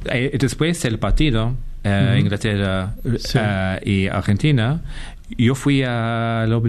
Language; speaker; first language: Spanish; non-native, fluent; English